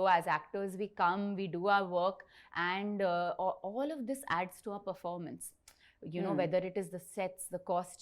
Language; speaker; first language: Telugu; non-native, learner; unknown